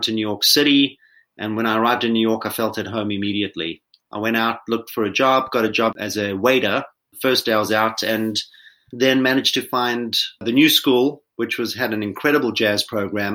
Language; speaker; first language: English; native; English